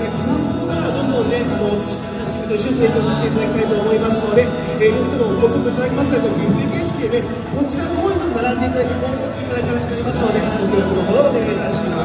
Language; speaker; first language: Japanese; native; Japanese